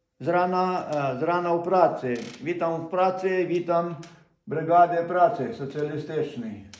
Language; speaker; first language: Polish; non-native, fluent; Ukrainian